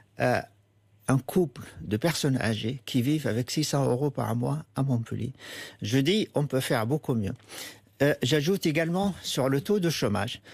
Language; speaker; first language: French; non-native, fluent; Arabic